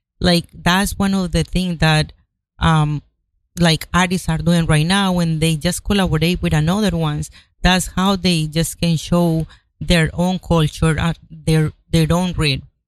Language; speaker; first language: English; non-native, fluent; Spanish